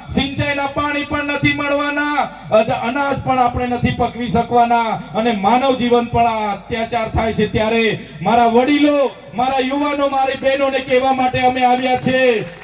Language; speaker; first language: Gujarati; non-native, local second language; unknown